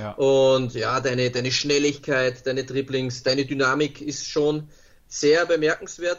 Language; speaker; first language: German; native; German